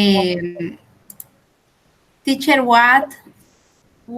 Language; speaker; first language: English; non-native, learner; Spanish